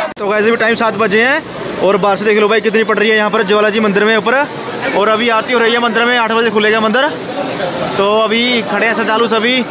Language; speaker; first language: Hindi; non-native, local second language; Punjabi